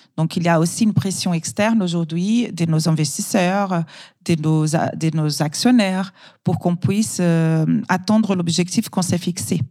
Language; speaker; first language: French; non-native, fluent; Portuguese